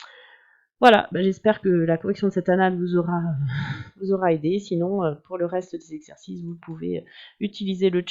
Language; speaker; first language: French; native; French